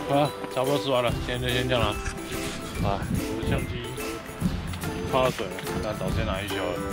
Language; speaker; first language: Chinese; native; Chinese